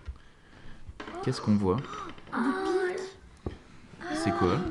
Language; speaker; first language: French; native; French